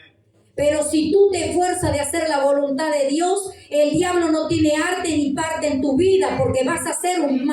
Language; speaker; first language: Spanish; native; Spanish